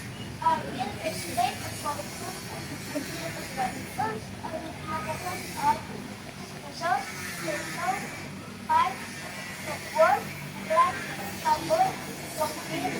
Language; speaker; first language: English; non-native, learner; Indonesian